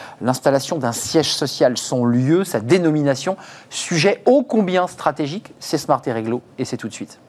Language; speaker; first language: French; native; French